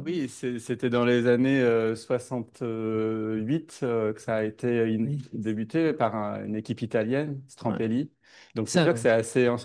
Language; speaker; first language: French; native; French